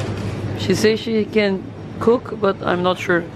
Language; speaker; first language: English; non-native, learner; Portuguese